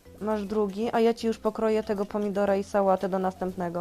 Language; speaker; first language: Polish; native; Polish